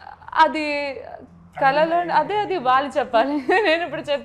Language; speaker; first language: Telugu; non-native, learner; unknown